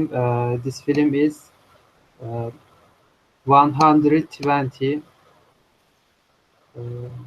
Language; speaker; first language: English; non-native, learner; Turkish